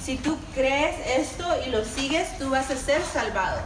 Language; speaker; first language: Spanish; early bilingual, heritage; Spanish